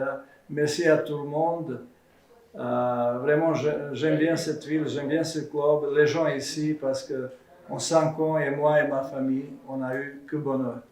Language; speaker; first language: French; non-native, fluent; Serbian